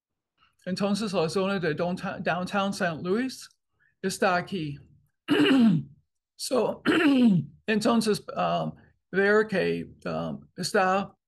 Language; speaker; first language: Spanish; non-native, learner; English